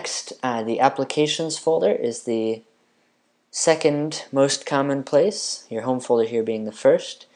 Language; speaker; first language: English; native; English